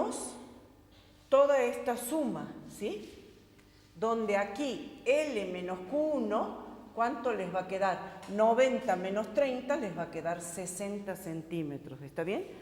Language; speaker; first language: Spanish; native; Spanish